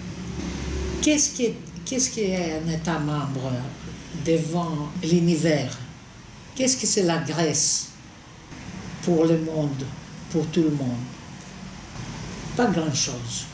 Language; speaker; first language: French; non-native, fluent; Greek